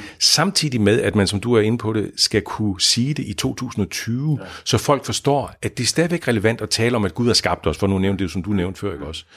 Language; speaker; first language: Danish; native; Danish